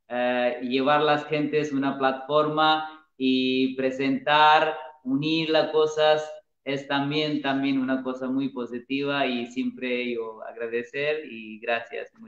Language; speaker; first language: Spanish; non-native, learner; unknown